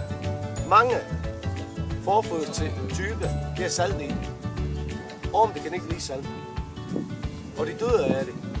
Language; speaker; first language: Danish; non-native, fluent; English